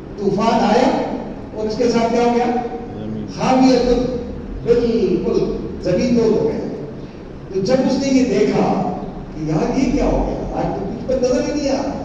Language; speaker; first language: Urdu; non-native, local second language; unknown